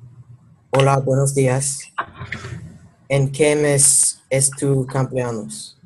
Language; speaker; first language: Spanish; non-native, learner; English